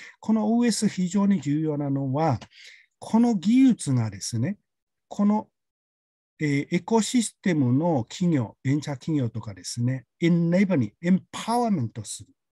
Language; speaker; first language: Japanese; non-native, fluent; Chinese